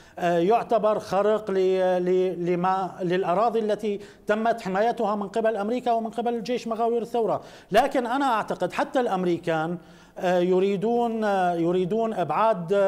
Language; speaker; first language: Arabic; native; Arabic